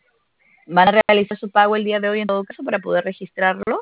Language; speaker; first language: Spanish; native; Spanish